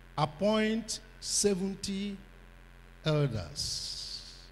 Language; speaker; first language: English; non-native, local second language; Igbo